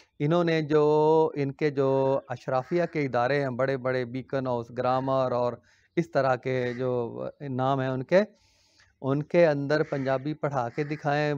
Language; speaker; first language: Urdu; non-native, local second language; Punjabi